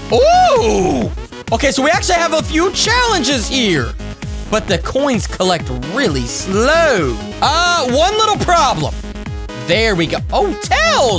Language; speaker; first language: English; native; English